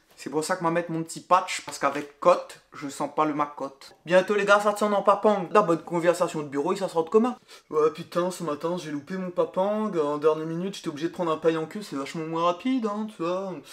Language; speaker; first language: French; non-native, local second language; Réunion Creole French